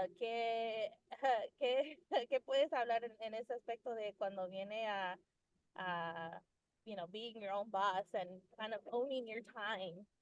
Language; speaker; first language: Spanish; early bilingual, heritage; Spanish